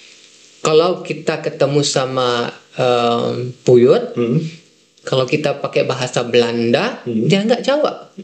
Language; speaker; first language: Indonesian; non-native, fluent; Dutch